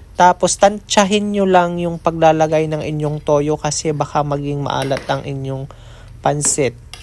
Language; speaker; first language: Filipino; non-native, local second language; Waray